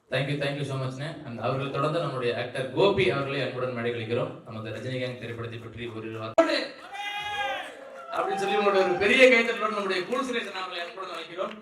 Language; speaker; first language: Tamil; native; Tamil